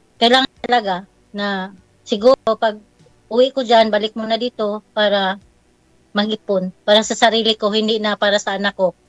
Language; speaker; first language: Filipino; non-native, local second language; Cebuano